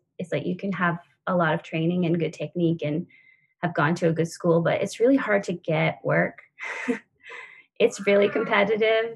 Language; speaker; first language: English; non-native, fluent; French